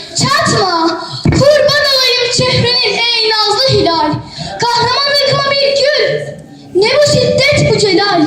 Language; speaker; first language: Turkish; native; Turkish